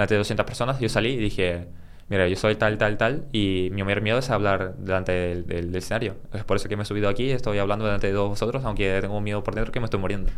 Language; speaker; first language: Spanish; early bilingual, other home language; Russian